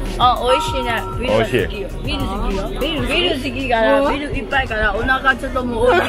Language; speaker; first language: Japanese; non-native, learner; Burmese